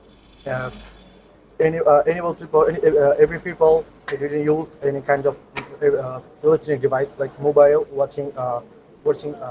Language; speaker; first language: English; non-native, learner; Bangla